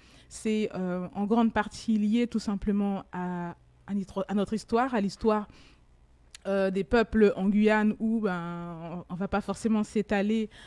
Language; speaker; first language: French; native; French